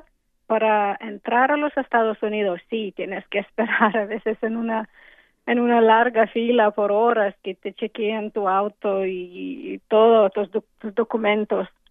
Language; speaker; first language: Spanish; non-native, fluent; English